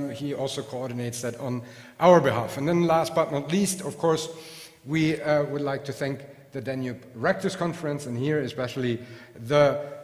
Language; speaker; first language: English; non-native, fluent; German